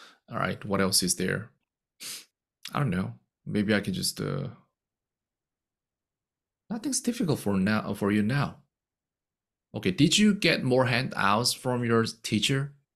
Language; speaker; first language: English; non-native, fluent; Korean